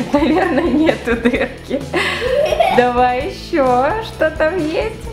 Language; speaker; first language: Russian; native; Russian